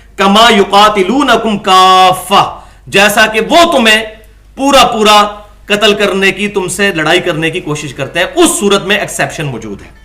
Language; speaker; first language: Urdu; non-native, local second language; Punjabi